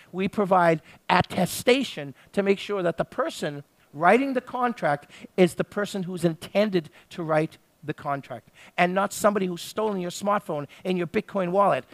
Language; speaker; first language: English; native; English